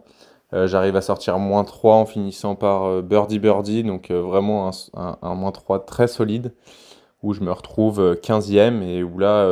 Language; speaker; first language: French; native; French